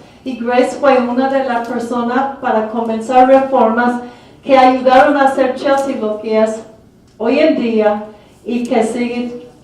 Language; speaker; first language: Spanish; early bilingual, heritage; Spanish